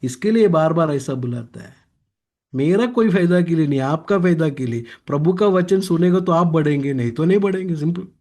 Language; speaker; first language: Hindi; non-native, local second language; Malayalam